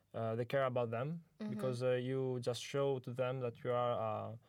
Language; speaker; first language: English; non-native, learner; Italian